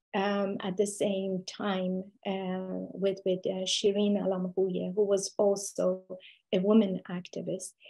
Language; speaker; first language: English; non-native, fluent; Persian